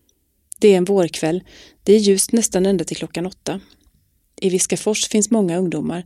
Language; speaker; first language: Swedish; native; Swedish